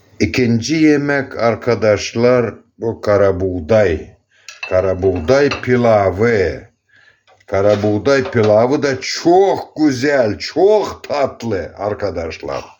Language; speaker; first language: Turkish; non-native, learner; Azerbaijani